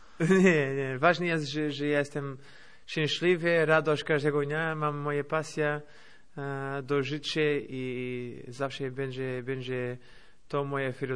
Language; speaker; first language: Polish; non-native, fluent; Portuguese